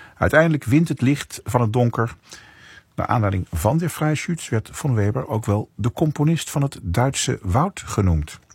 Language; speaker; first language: Dutch; native; Dutch